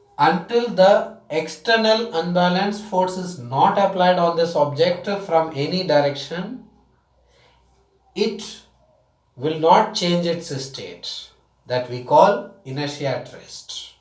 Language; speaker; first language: English; non-native, local second language; Tamil